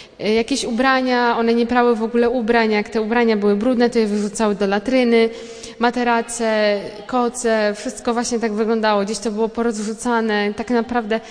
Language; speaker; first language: Polish; native; Polish